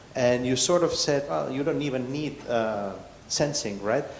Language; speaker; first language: English; non-native, fluent; Catalan